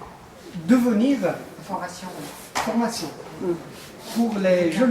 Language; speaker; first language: French; non-native, fluent; Persian